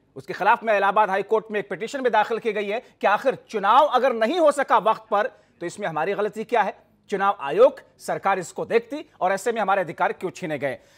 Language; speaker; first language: Hindi; native; Hindi